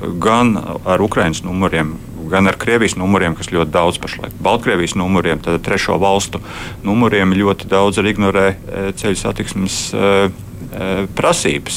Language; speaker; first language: Latvian; native; Latvian